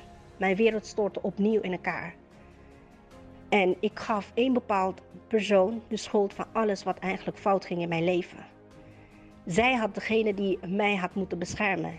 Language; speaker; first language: Dutch; native; Dutch